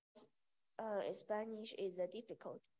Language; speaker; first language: English; non-native, learner; Spanish